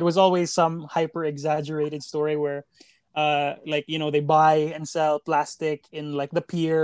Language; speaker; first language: English; non-native, local second language; Cebuano